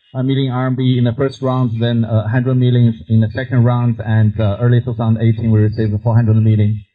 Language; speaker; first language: English; non-native, fluent; Chinese